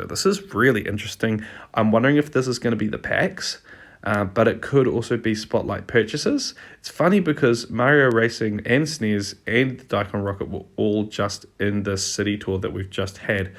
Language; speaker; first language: English; native; English